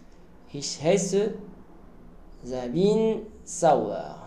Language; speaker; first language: German; non-native, learner; Arabic